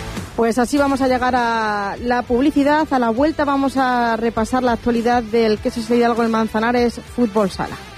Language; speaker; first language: Spanish; native; Spanish